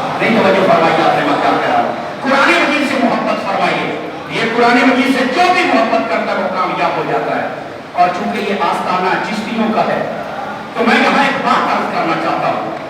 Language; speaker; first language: Urdu; non-native, local second language; Punjabi